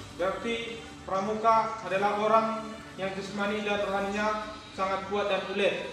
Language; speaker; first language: Indonesian; native; Indonesian